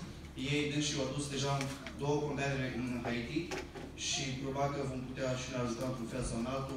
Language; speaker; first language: Romanian; early bilingual, heritage; Romanian